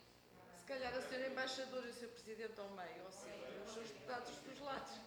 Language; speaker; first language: Portuguese; native; Portuguese